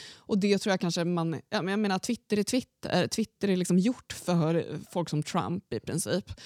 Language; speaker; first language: Swedish; native; Swedish